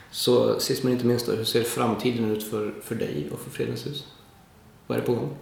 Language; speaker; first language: Swedish; native; Swedish